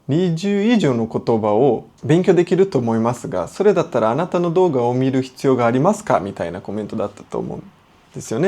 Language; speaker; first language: Japanese; non-native, fluent; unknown